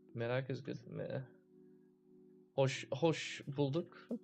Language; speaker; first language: Turkish; early bilingual, heritage; Turkish